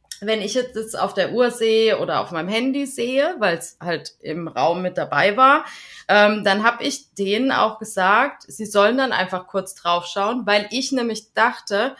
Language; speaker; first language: German; native; German